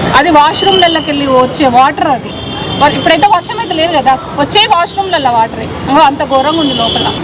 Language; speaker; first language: Telugu; native; Telugu